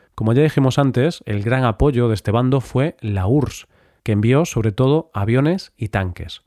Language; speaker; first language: Spanish; native; Spanish